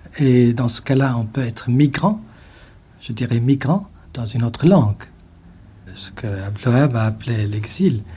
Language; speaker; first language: French; non-native, local second language; Arabic